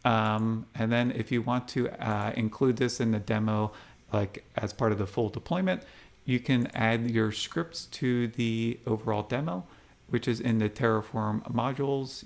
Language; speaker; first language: English; native; English